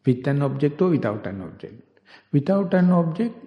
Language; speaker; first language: English; non-native, local second language; Sinhala